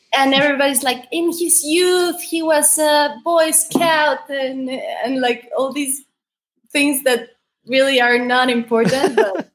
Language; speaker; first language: English; non-native, fluent; Spanish